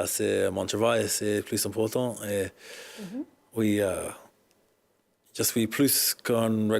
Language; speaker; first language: French; non-native, learner; English